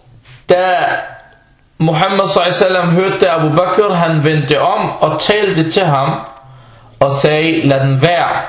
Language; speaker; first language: Danish; early bilingual, other home language; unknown